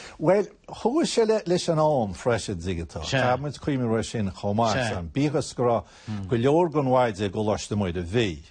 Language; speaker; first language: Irish; native; Irish